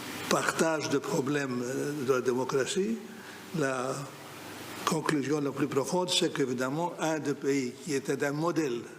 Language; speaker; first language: French; non-native, fluent; Greek